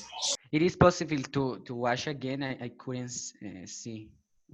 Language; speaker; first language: English; non-native, learner; Spanish